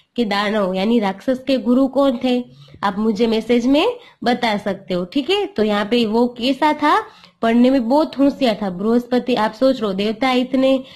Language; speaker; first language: Hindi; non-native, local second language; Gujarati